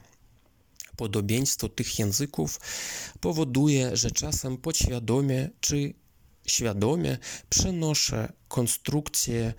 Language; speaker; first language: Polish; non-native, fluent; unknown